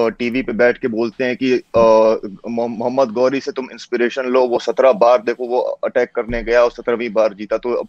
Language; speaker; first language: Hindi; native; Hindi